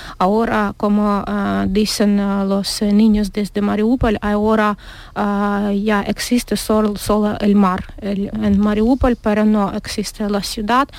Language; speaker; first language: Spanish; non-native, learner; Ukrainian